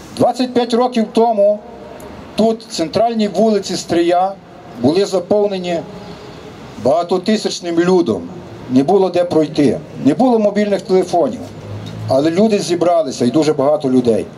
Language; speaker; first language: Ukrainian; native; Ukrainian